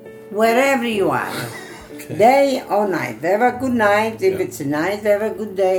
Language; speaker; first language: English; non-native, fluent; Italian